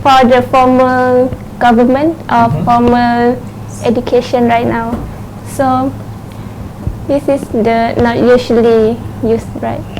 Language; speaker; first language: English; non-native, learner; Thai